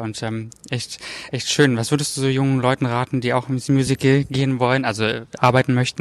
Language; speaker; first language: German; native; German